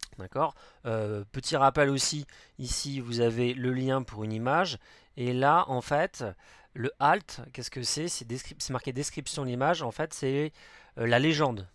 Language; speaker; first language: French; native; French